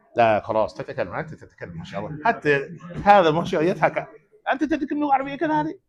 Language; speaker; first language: Arabic; non-native, fluent; English